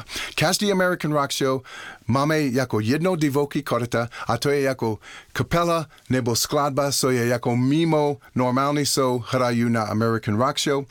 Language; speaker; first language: Czech; non-native, learner; English